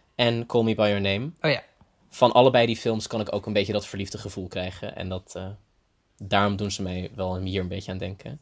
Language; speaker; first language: Dutch; early bilingual, heritage; Dutch